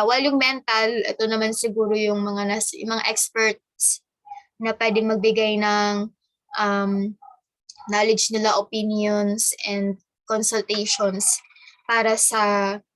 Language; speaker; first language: Filipino; native; Filipino